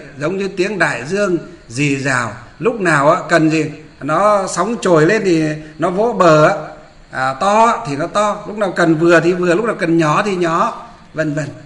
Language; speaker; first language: Vietnamese; non-native, local second language; Muong